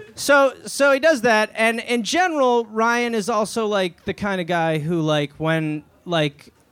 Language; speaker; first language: English; native; English